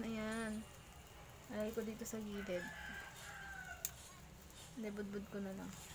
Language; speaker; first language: Filipino; native; Filipino